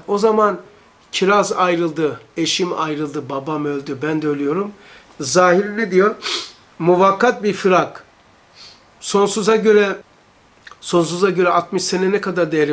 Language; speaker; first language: Turkish; native; Turkish